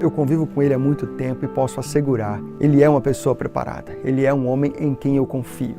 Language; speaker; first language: Portuguese; native; Portuguese